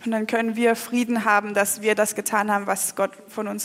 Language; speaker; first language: German; native; German